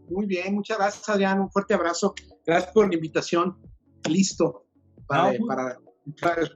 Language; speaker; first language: Spanish; native; Spanish